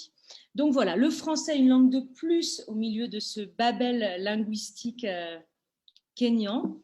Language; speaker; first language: French; native; French